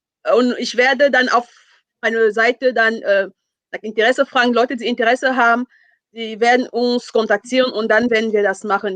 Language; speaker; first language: German; non-native, fluent; French